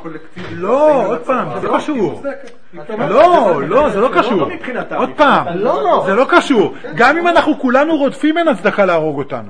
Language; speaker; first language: Hebrew; native; Hebrew